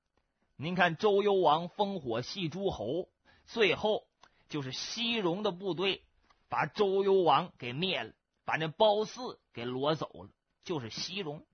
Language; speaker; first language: Chinese; native; Chinese